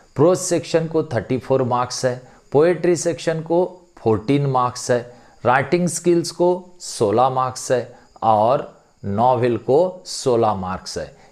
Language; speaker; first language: Hindi; non-native, local second language; Marathi